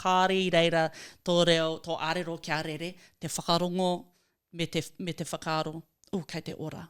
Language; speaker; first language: Māori; non-native, local second language; English